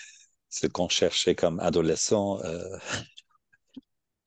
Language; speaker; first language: French; non-native, fluent; English